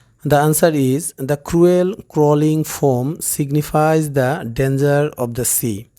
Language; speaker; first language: English; non-native, local second language; Bangla